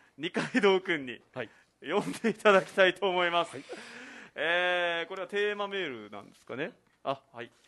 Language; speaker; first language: Japanese; native; Japanese